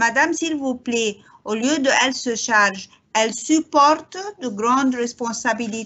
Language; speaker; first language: French; non-native, learner; Arabic